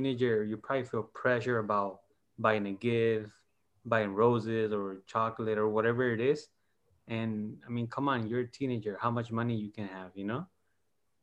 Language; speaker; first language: English; non-native, fluent; Spanish